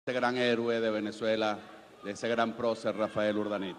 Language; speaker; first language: Spanish; native; Spanish